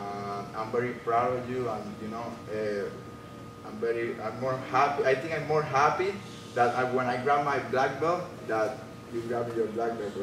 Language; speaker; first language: English; non-native, learner; Spanish